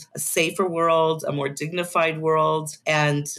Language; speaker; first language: English; native; English